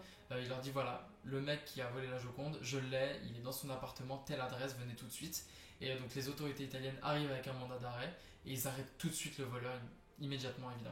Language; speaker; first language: French; native; French